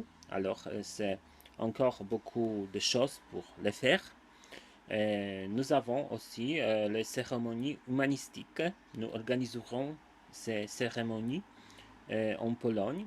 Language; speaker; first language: French; non-native, learner; Polish